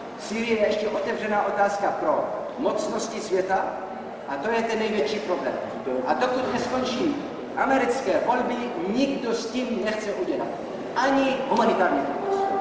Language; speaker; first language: Czech; non-native, fluent; Arabic